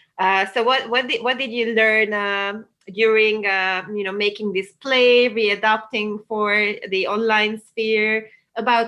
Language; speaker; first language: English; non-native, fluent; Hungarian